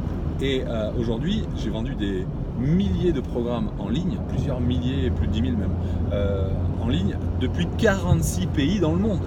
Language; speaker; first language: French; native; French